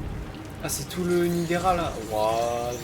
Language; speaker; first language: French; native; French